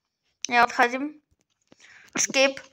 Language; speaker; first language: Czech; early bilingual, other home language; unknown